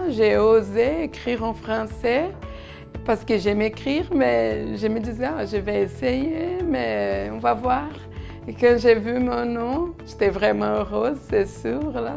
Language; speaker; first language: French; non-native, fluent; Portuguese